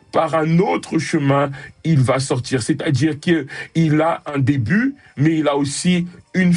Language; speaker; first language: French; native; French